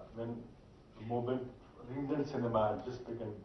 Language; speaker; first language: English; non-native, local second language; Marathi